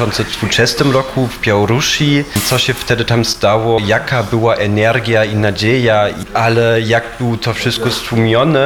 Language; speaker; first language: Polish; non-native, fluent; German